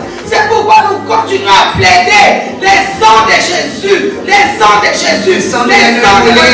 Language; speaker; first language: French; non-native, local second language; Lingala